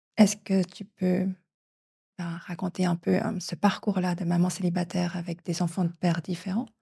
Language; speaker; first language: French; native; French